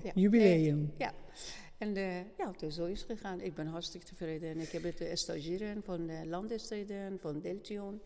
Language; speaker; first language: Dutch; non-native, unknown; Persian